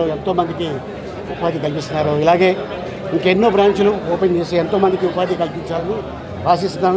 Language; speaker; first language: Telugu; native; Telugu